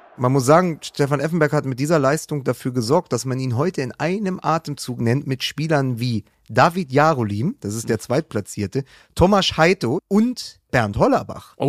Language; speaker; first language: German; native; German